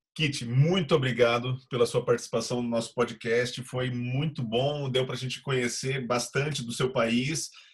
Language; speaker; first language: Portuguese; native; Portuguese